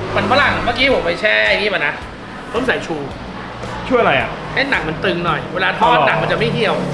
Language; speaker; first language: Thai; non-native, fluent; Chinese